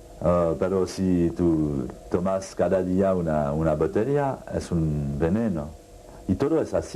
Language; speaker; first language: Spanish; non-native, fluent; French